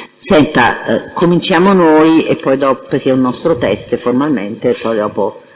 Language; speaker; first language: Italian; native; Italian